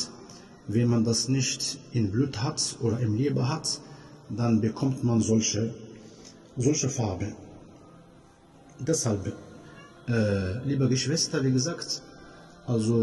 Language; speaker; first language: German; non-native, fluent; Arabic